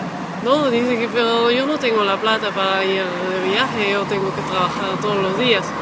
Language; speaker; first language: Spanish; non-native, fluent; Dutch